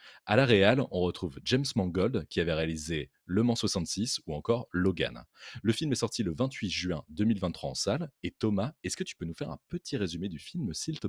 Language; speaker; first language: French; native; French